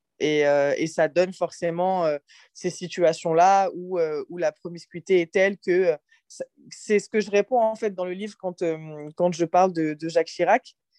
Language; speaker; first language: French; early bilingual, other home language; Arabic